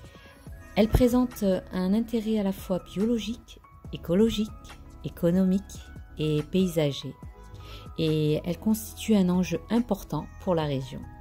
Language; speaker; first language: French; non-native, local second language; Arabic